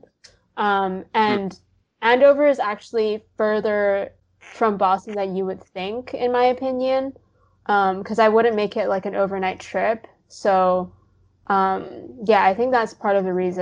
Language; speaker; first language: English; non-native, local second language; Cantonese